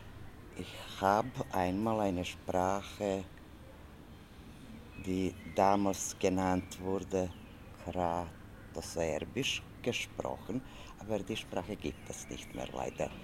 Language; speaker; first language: German; non-native, learner; Croatian